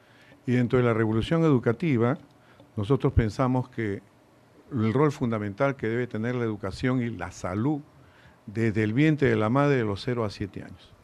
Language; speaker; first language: Spanish; native; Spanish